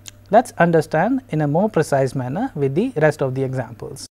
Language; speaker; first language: English; non-native, local second language; Hindi